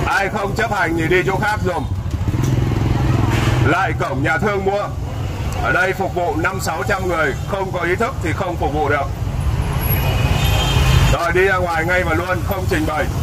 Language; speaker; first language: Vietnamese; native; Vietnamese